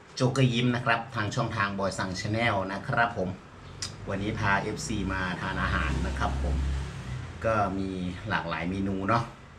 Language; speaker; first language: Thai; native; Thai